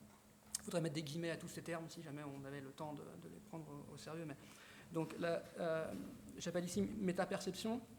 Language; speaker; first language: French; native; French